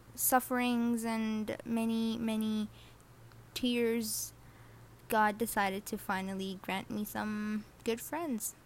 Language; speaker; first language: English; non-native, fluent; Arabic